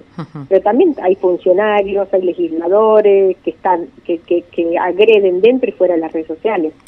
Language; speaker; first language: Spanish; native; Spanish